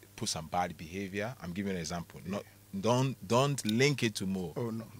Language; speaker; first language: English; non-native, local second language; Akan